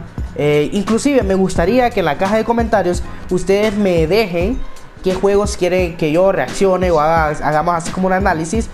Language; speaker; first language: Spanish; native; Spanish